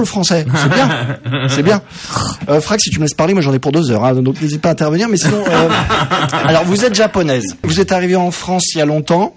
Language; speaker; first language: French; native; French